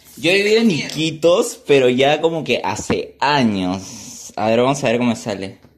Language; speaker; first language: Spanish; native; Spanish